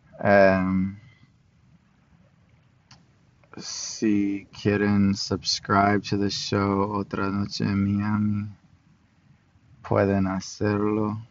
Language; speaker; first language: Spanish; non-native, fluent; English